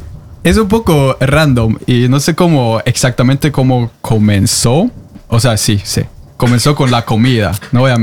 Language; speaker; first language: Spanish; non-native, fluent; Norwegian